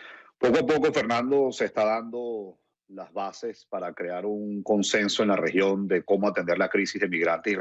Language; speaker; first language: Spanish; native; Spanish